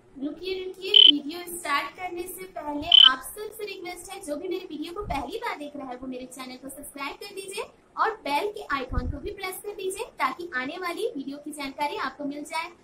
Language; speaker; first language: Hindi; non-native, local second language; Bangla